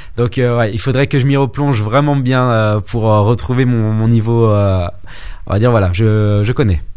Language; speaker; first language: French; early bilingual, other home language; Vietnamese